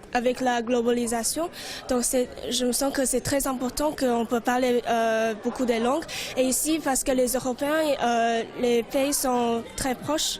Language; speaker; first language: French; non-native, learner; Chinese